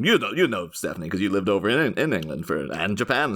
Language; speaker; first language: English; native; English